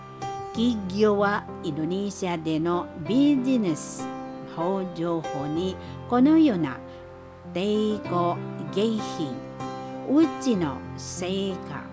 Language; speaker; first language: Japanese; non-native, fluent; Indonesian